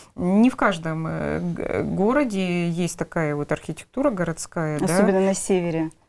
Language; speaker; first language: Russian; native; Russian